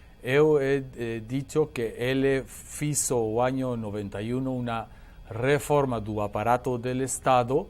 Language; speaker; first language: Portuguese; non-native, learner; Spanish